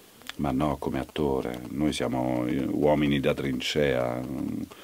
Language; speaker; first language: Italian; native; Italian